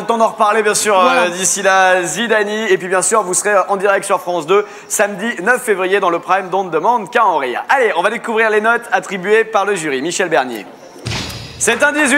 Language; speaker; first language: French; native; French